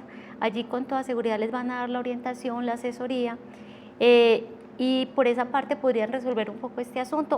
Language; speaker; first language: Spanish; native; Spanish